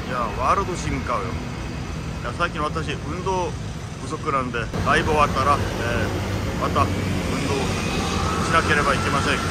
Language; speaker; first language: Japanese; non-native, fluent; Korean